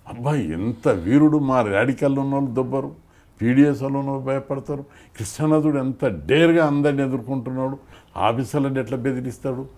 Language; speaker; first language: Telugu; native; Telugu